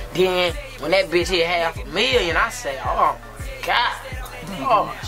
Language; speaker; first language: English; native; English